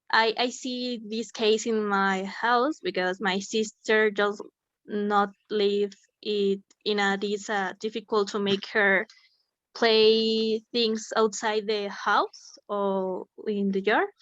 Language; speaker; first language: English; non-native, learner; Spanish